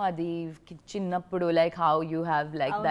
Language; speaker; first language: Telugu; non-native, learner; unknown